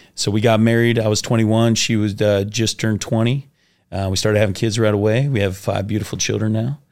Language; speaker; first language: English; native; English